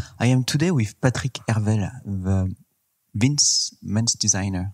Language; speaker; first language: English; non-native, fluent; French